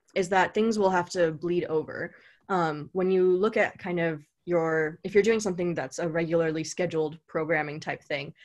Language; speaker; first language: English; native; English